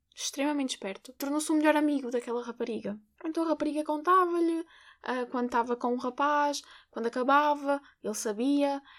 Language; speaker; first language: Portuguese; native; Portuguese